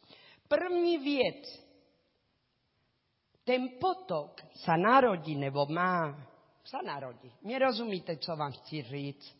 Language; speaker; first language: Czech; non-native, learner; Spanish